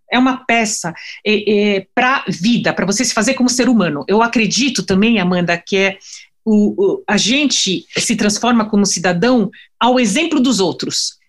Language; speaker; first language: Portuguese; non-native, fluent; French